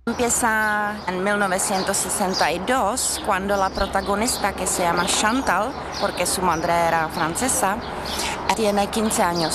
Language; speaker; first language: Spanish; non-native, learner; Czech